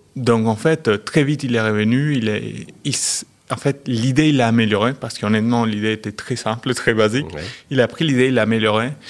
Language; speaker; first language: French; non-native, fluent; Spanish